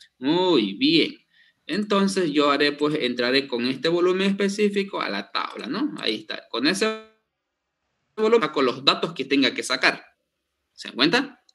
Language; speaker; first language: Spanish; native; Spanish